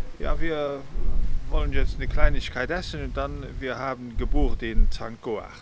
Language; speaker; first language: German; non-native, local second language; Luxembourgish